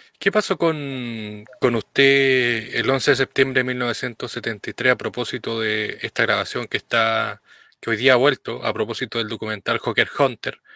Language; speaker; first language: Spanish; native; Spanish